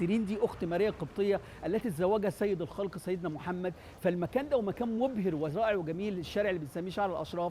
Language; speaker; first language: Egyptian Arabic; native; Egyptian Arabic